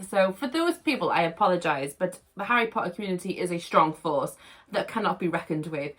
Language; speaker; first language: English; native; English